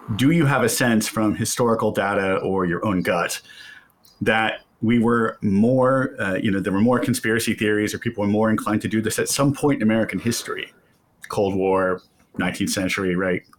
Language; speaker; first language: English; native; English